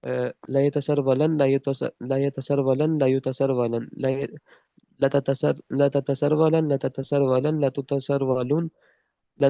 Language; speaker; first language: Arabic; non-native, learner; Urdu